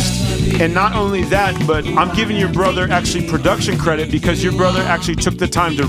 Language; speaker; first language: English; native; English